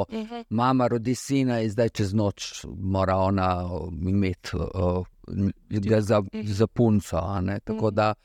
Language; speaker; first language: Slovenian; early bilingual, other home language; Serbian